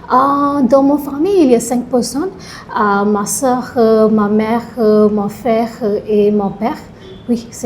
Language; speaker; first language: French; non-native, learner; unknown